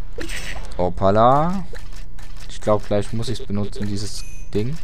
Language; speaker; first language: German; native; German